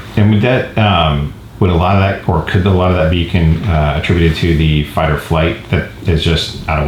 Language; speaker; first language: English; native; English